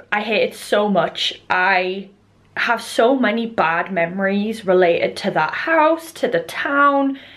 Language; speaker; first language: English; native; English